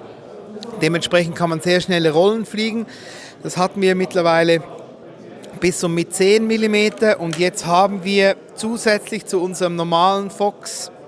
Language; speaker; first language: German; native; German